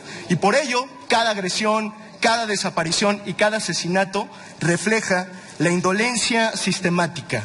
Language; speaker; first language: Spanish; native; Spanish